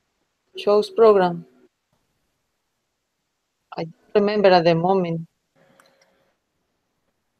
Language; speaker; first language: English; non-native, learner; Spanish